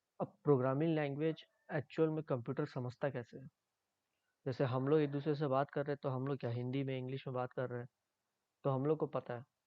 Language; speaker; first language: Hindi; native; Hindi